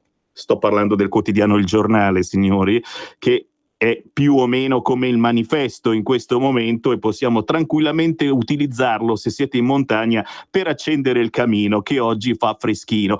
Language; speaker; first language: Italian; native; Italian